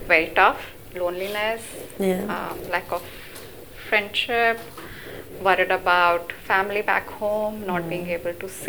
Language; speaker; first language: English; non-native, local second language; Hindi